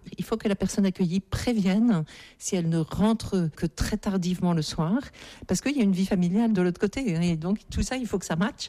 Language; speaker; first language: French; native; French